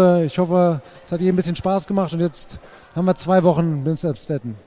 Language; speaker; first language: German; native; German